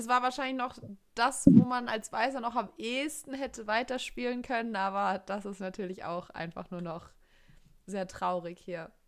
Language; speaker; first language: German; native; German